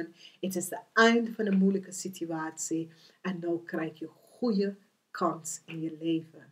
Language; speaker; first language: Dutch; non-native, fluent; English